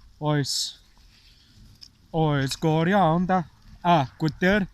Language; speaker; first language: Welsh; non-native, learner; English